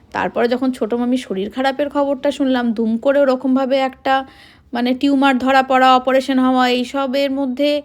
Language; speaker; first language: Bangla; non-native, local second language; Hindi